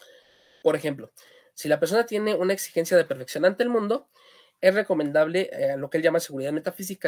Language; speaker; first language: Spanish; native; Spanish